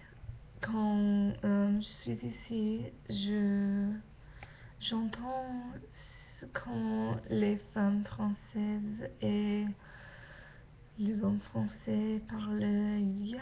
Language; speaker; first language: French; non-native, learner; English